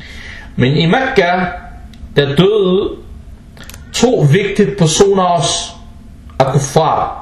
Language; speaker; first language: Danish; non-native, fluent; Arabic